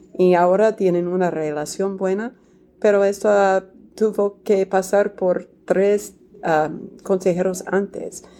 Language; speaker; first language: Spanish; non-native, fluent; English